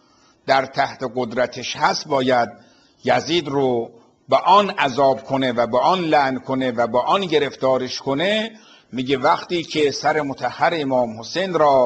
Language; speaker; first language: Persian; native; Persian